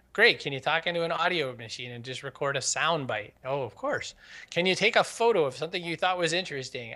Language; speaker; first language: English; native; English